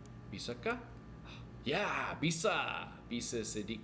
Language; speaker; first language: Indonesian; non-native, learner; English